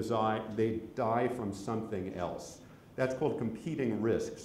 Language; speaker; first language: English; native; English